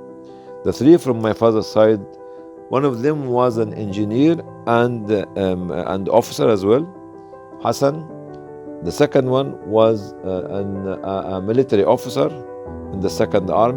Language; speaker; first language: English; non-native, fluent; Arabic